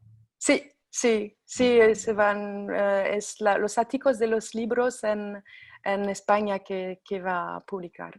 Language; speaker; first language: Spanish; non-native, fluent; French